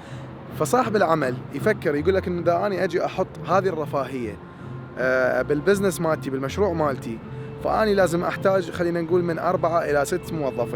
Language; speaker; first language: Arabic; native; Arabic